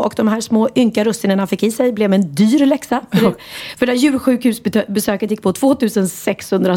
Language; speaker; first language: Swedish; native; Swedish